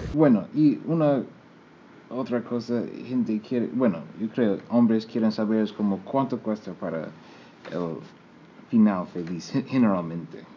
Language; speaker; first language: Spanish; non-native, learner; English